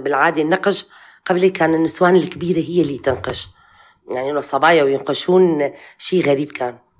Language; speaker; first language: Arabic; non-native, local second language; Kurdish